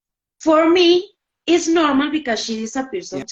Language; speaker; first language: English; non-native, learner; Spanish